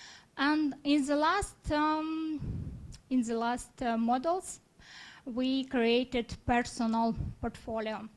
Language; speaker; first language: English; non-native, learner; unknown